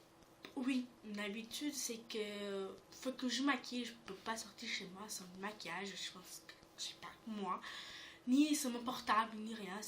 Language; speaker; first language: French; native; French